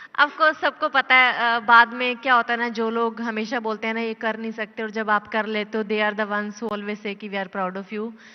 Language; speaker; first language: Hindi; native; Hindi